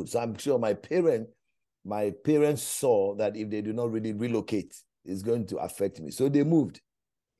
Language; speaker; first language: English; non-native, local second language; Akan